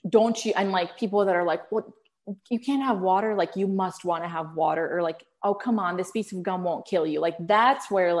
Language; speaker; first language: English; early bilingual, other home language; Arabic